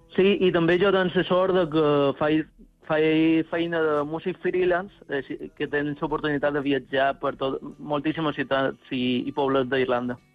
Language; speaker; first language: Catalan; native; Catalan